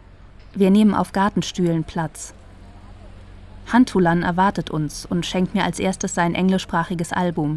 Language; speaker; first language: German; native; German